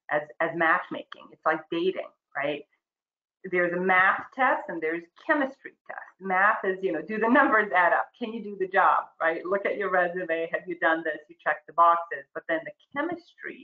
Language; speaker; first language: English; non-native, fluent; Croatian